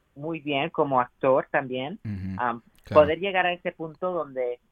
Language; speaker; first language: Spanish; early bilingual, heritage; Spanish